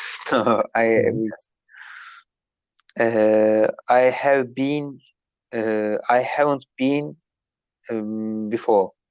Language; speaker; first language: English; non-native, learner; Turkish